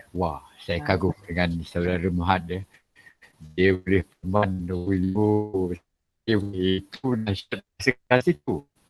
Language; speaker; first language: Malay; non-native, local second language; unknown